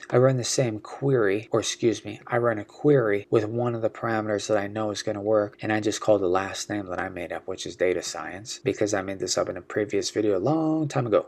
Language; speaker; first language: English; native; English